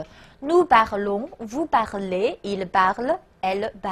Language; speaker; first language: French; non-native, fluent; Chinese